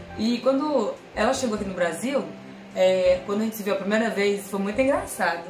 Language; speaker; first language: Portuguese; native; Portuguese